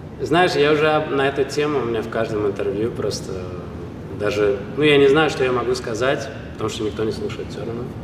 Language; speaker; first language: Russian; native; Russian